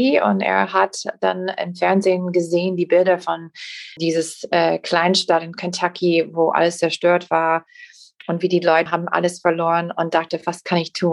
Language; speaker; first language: German; non-native, fluent; English